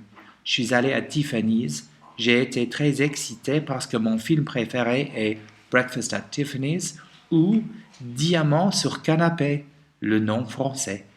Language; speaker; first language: French; non-native, learner; English